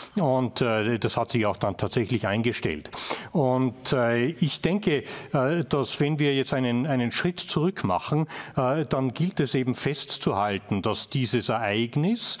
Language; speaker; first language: German; native; German